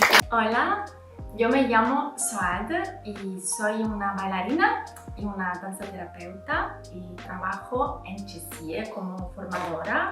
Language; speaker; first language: Spanish; non-native, fluent; Italian